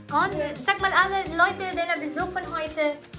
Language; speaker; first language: German; non-native, learner; Filipino